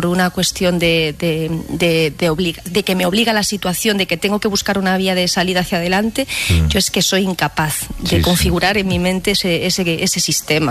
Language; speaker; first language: Spanish; native; Spanish